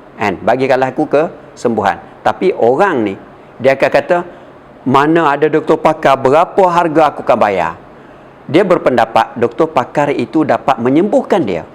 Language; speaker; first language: Malay; native; Malay